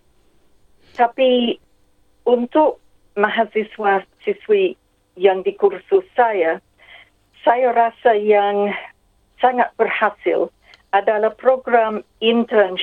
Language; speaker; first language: Indonesian; non-native, fluent; English